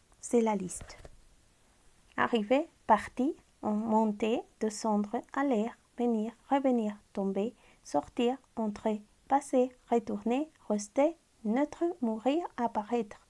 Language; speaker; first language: French; non-native, fluent; Spanish